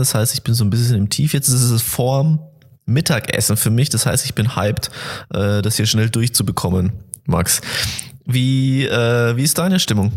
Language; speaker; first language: German; native; German